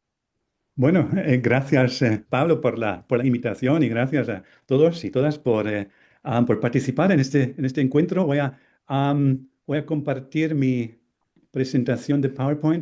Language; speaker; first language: Spanish; non-native, fluent; German